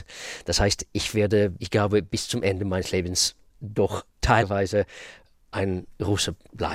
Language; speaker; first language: German; non-native, fluent; Russian